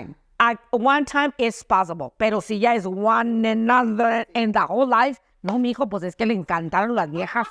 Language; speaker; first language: Spanish; early bilingual, other home language; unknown